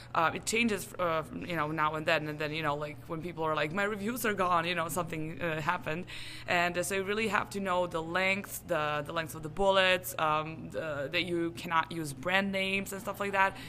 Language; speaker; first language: English; non-native, fluent; Serbian